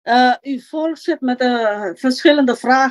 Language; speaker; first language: Dutch; non-native, local second language; Papiamento